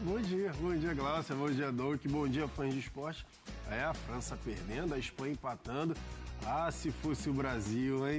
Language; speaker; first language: Portuguese; native; Portuguese